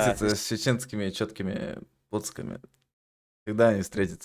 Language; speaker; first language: Russian; native; Russian